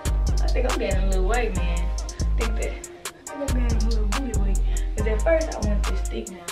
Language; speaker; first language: English; native; English